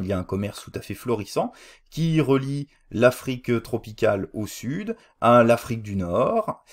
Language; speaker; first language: French; native; French